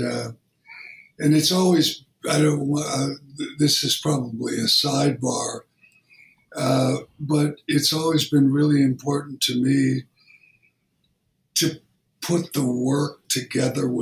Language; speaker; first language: English; native; English